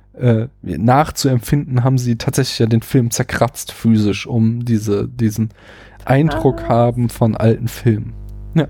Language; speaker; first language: German; native; German